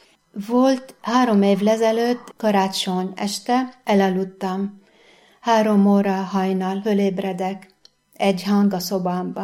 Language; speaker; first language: Hungarian; non-native, learner; Arabic